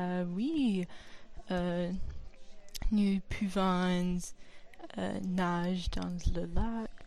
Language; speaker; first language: French; non-native, learner; English